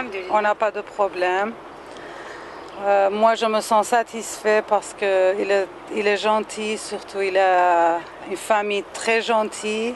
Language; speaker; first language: French; non-native, learner; Persian